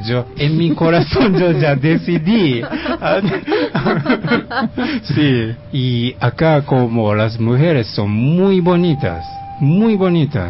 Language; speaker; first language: Spanish; non-native, fluent; Japanese